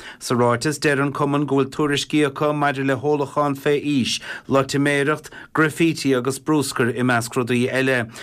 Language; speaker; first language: Irish; native; Irish